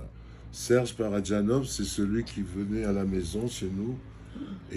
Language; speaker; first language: French; non-native, fluent; Georgian